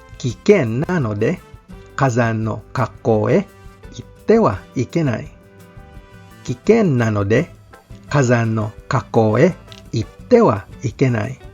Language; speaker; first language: Japanese; non-native, fluent; Filipino